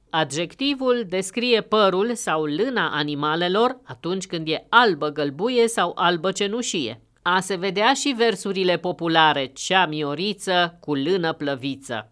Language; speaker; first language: Romanian; native; Romanian